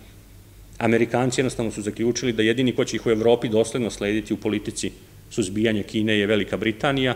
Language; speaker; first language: Serbian; native; Serbian